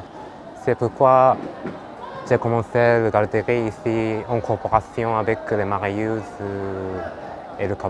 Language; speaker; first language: French; non-native, fluent; Japanese